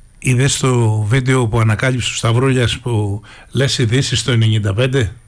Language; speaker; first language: Greek; native; Greek